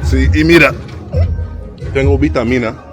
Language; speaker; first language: Spanish; non-native, learner; English